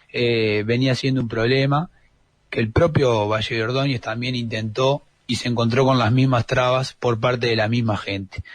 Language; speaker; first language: Spanish; native; Spanish